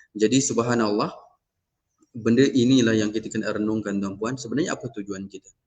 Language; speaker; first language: Malay; non-native, local second language; Iban